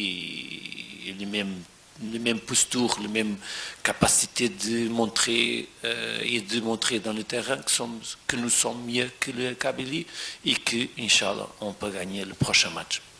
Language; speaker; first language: French; non-native, fluent; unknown